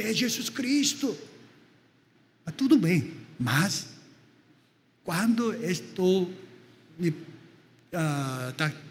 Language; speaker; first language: Portuguese; non-native, fluent; Korean